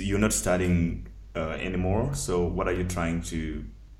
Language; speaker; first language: English; non-native, local second language; Nyanja